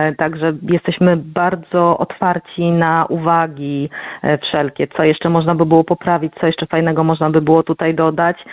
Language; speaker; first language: Polish; native; Polish